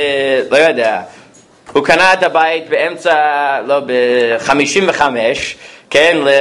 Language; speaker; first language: Hebrew; non-native, fluent; English